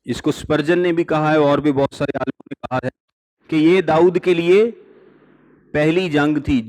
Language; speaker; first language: Urdu; non-native, local second language; Punjabi